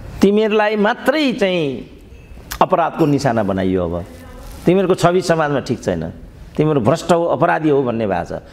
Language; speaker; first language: Nepali; native; Nepali